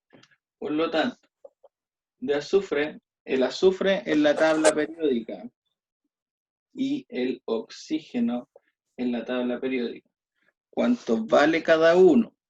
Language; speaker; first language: Spanish; native; Spanish